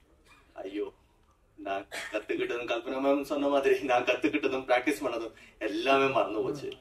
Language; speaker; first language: Tamil; non-native, fluent; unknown